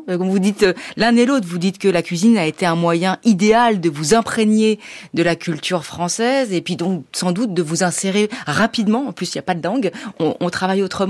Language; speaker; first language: French; native; French